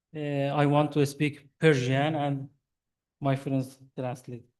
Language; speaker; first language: English; non-native, learner; Persian